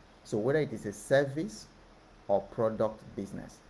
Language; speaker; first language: English; non-native, local second language; Igbo